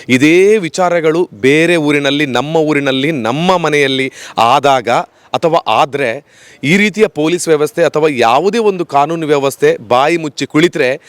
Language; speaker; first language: Kannada; native; Kannada